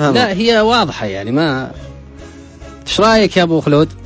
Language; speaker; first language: Arabic; native; Arabic